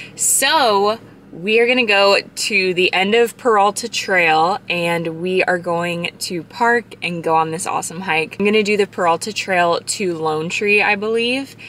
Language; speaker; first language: English; native; English